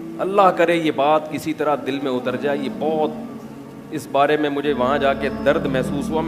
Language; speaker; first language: Urdu; native; Urdu